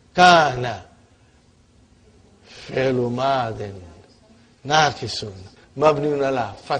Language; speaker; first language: Arabic; non-native, fluent; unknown